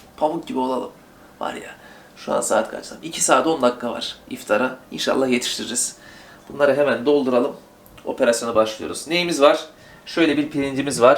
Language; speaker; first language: Turkish; native; Turkish